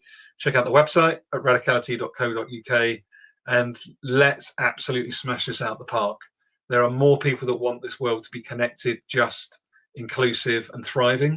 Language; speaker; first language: English; native; English